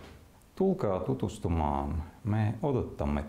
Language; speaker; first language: Finnish; non-native, local second language; Russian